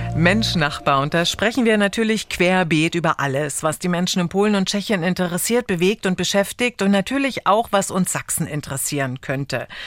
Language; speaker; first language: German; native; German